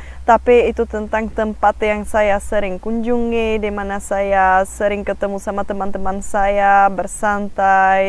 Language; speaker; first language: Indonesian; non-native, fluent; Czech